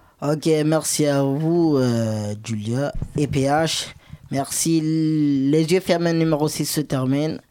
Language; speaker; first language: French; native; French